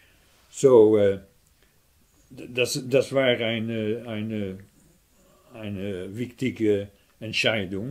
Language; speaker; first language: German; non-native, fluent; Dutch